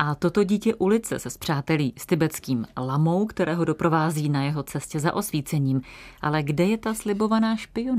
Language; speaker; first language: Czech; native; Czech